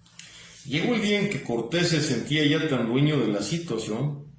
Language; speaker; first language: Spanish; native; Spanish